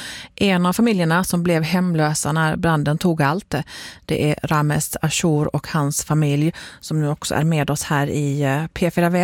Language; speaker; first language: Swedish; native; Swedish